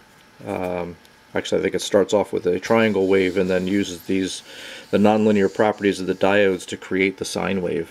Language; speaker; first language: English; native; English